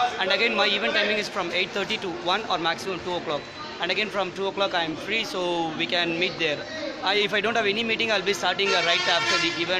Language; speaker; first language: English; non-native, local second language; Tamil